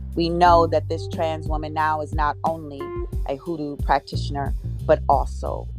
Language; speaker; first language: English; native; English